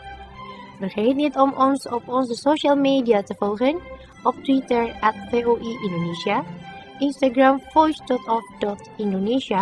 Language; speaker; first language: Dutch; non-native, fluent; Indonesian